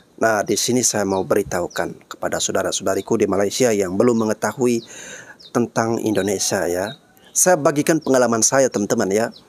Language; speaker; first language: Indonesian; native; Indonesian